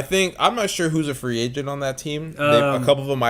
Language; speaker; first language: English; native; English